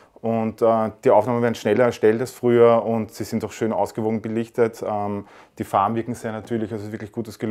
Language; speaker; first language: German; native; German